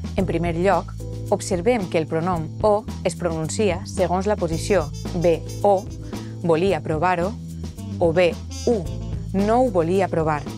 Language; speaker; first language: Catalan; native; Catalan